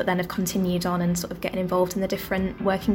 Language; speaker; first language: English; native; English